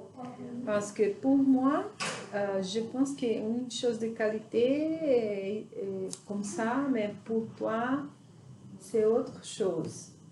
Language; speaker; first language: French; non-native, learner; Portuguese